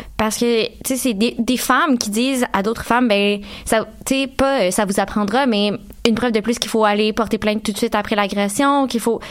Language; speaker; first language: French; native; French